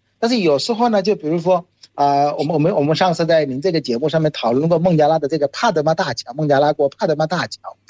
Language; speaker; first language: Chinese; non-native, fluent; Bangla